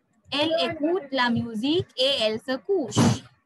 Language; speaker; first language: French; non-native, fluent; Hindi